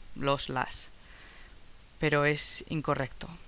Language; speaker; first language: Spanish; non-native, fluent; English